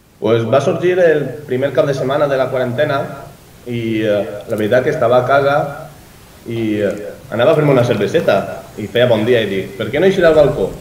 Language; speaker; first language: Catalan; native; Catalan